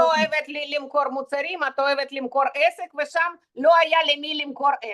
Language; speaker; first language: Hebrew; non-native, fluent; Russian